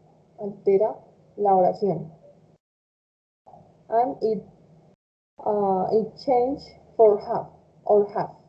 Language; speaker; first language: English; non-native, fluent; Spanish